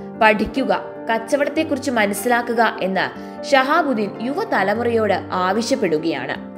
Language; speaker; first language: Malayalam; native; Malayalam